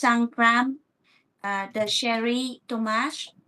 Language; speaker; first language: French; non-native, learner; Vietnamese